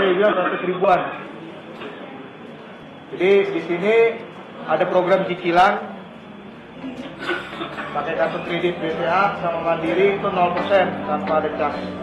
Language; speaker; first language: Malay; native; Malay